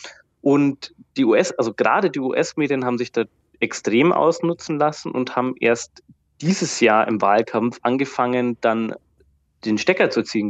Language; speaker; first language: German; native; German